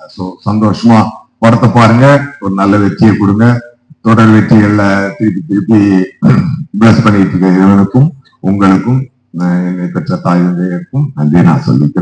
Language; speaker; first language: Tamil; native; Tamil